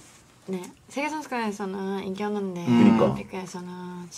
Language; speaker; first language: Korean; non-native, learner; Japanese